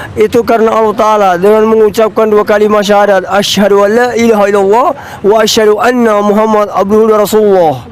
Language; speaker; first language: Indonesian; non-native, local second language; Nias